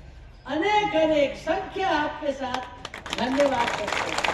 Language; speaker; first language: Hindi; non-native, local second language; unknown